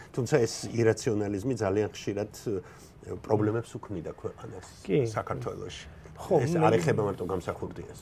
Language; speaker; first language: Georgian; native; Georgian